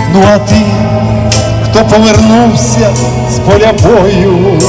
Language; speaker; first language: Ukrainian; native; Ukrainian